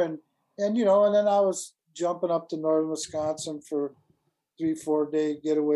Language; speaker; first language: English; native; English